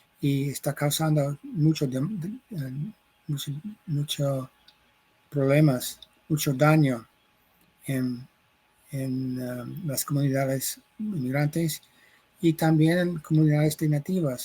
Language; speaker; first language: Spanish; non-native, fluent; English